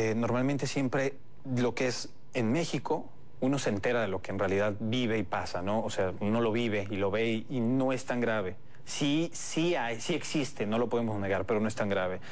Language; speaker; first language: Spanish; native; Spanish